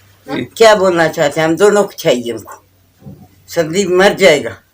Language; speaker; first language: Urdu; non-native, local second language; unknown